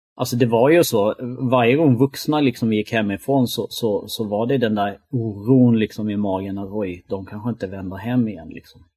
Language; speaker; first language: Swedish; early bilingual, other home language; Albanian